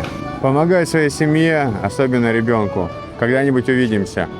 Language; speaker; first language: Russian; native; Russian